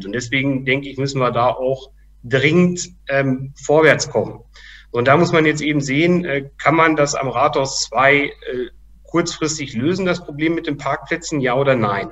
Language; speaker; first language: German; native; German